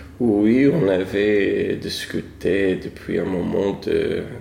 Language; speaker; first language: French; non-native, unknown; English